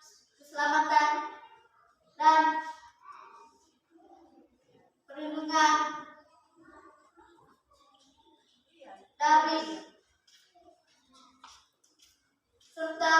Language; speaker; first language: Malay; non-native, local second language; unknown